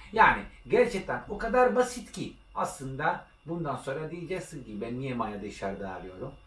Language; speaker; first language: Turkish; non-native, learner; Italian